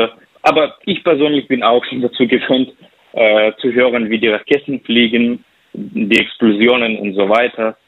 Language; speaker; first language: German; non-native, fluent; Ukrainian